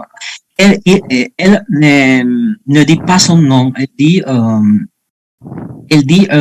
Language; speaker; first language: French; non-native, fluent; Spanish